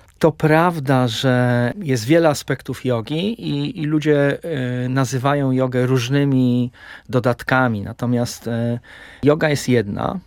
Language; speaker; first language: Polish; native; Polish